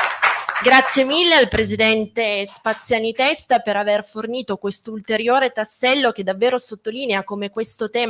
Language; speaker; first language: Italian; native; Italian